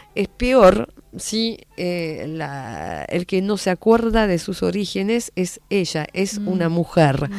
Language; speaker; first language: Spanish; non-native, fluent; French